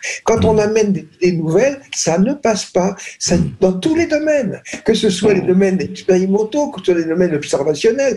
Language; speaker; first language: French; native; French